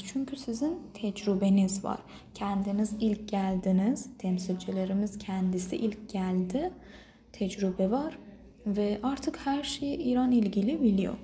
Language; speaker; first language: Turkish; non-native, fluent; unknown